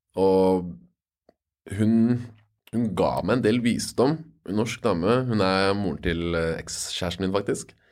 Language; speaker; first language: Norwegian; native; Norwegian